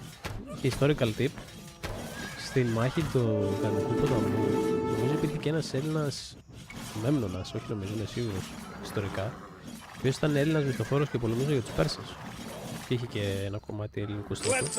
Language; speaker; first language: Greek; native; Greek